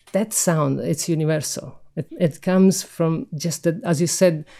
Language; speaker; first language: English; non-native, fluent; Italian